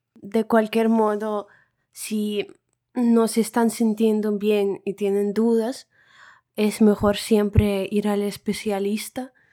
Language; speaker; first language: Spanish; non-native, fluent; Russian